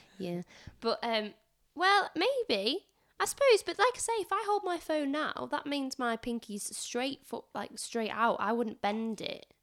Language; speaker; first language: English; native; English